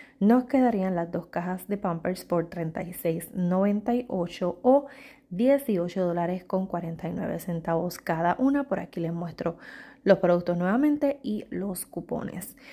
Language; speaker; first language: Spanish; native; Spanish